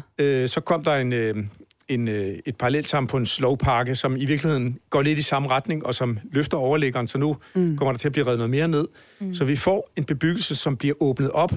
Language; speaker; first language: Danish; native; Danish